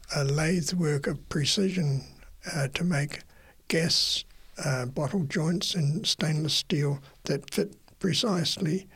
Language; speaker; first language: English; native; English